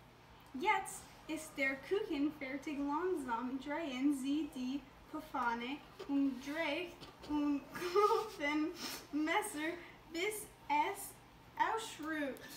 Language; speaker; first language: German; non-native, learner; English